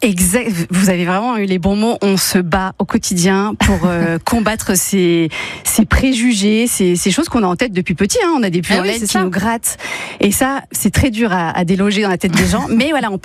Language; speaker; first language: French; native; French